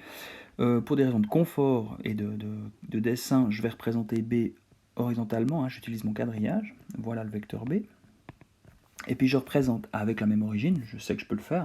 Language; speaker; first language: French; native; French